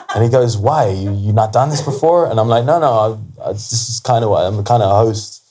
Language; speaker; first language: English; native; English